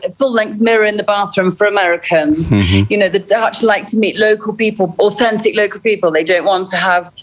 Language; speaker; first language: English; native; English